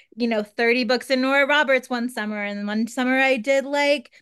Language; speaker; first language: English; native; English